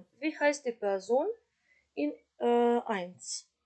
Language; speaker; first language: German; non-native, fluent; Macedonian